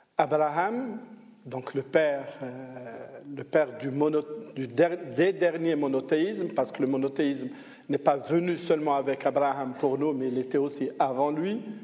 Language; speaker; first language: French; non-native, local second language; Arabic